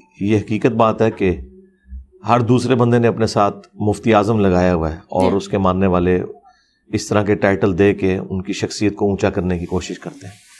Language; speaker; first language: Urdu; non-native, local second language; Punjabi